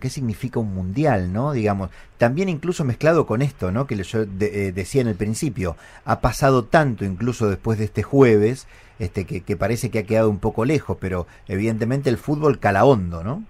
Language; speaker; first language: Spanish; native; Spanish